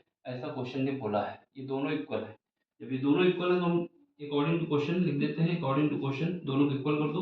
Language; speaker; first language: Hindi; native; Hindi